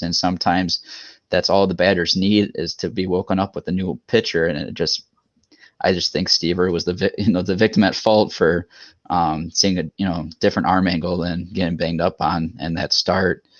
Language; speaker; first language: English; native; English